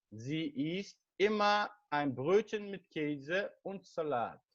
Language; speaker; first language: German; non-native, fluent; Turkish